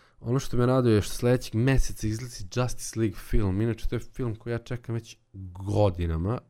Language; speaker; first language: Serbian; native; Serbian